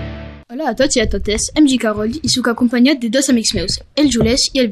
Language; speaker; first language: Catalan; native; Catalan